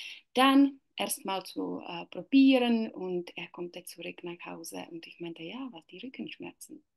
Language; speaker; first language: German; non-native, learner; Czech